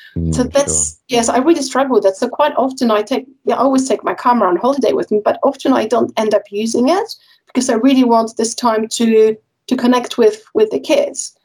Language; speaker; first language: English; non-native, fluent; Polish